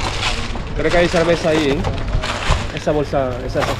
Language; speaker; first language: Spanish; non-native, learner; Filipino